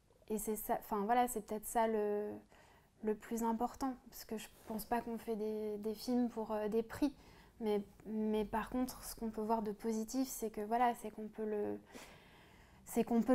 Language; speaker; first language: French; native; French